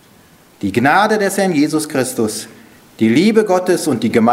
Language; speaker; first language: German; native; German